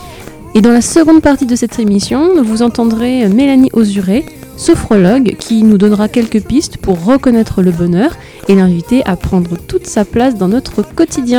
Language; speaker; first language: French; native; French